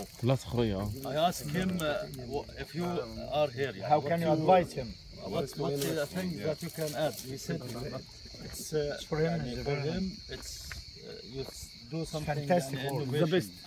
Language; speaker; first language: English; non-native, learner; Arabic